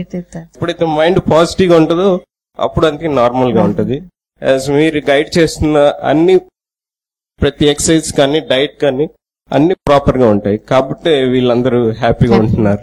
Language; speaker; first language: Telugu; native; Telugu